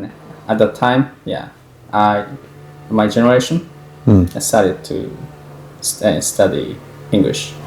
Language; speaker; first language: English; non-native, fluent; Japanese